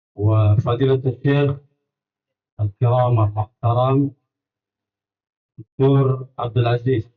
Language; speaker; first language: Arabic; non-native, fluent; Indonesian